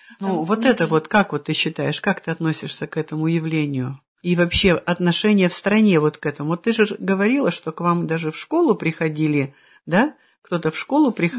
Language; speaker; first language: Russian; native; Russian